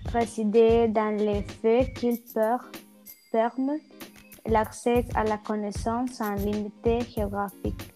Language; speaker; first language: French; non-native, learner; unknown